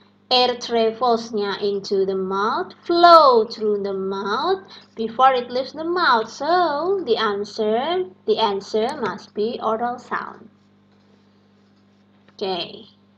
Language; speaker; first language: English; non-native, fluent; Indonesian